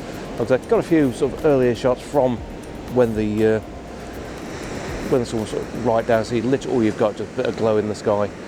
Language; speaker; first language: English; native; English